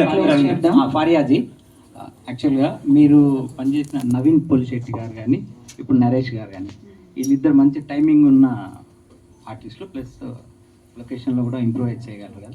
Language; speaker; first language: Telugu; native; Telugu